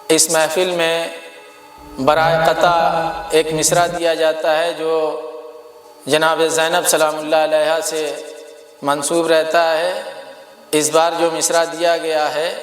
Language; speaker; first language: Urdu; native; Urdu